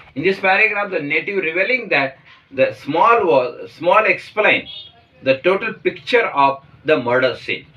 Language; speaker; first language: English; non-native, local second language; Marathi